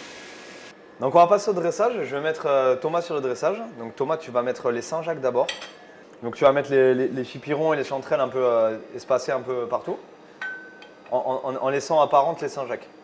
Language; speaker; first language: French; native; French